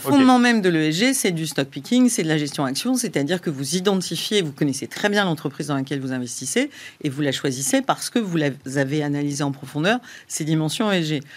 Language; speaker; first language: French; native; French